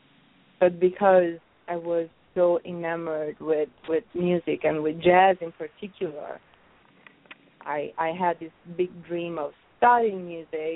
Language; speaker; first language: English; non-native, fluent; Italian